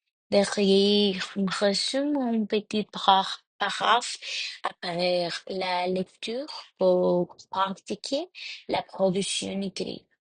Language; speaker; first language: French; non-native, learner; Spanish